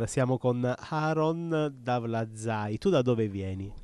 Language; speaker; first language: Italian; native; Italian